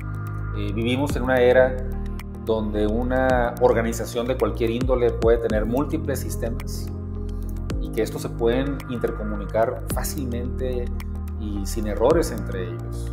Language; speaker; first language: Spanish; native; Spanish